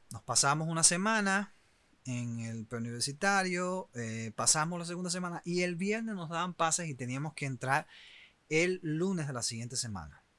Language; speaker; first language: Spanish; native; Spanish